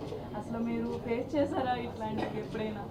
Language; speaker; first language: Telugu; native; Telugu